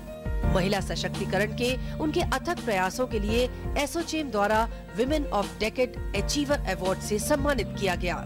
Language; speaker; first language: Hindi; native; Hindi